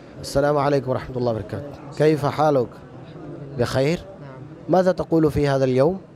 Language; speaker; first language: Arabic; non-native, fluent; Urdu